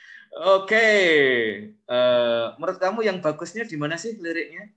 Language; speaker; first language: Indonesian; native; Indonesian